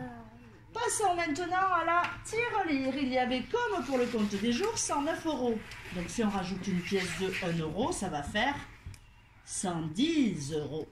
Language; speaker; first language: French; native; French